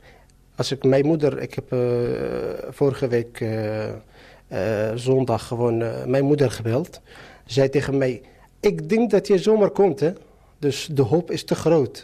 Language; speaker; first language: Dutch; non-native, fluent; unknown